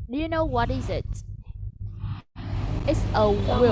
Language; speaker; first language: English; non-native, fluent; Vietnamese